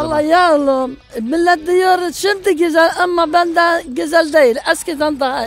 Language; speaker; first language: Turkish; non-native, local second language; Arabic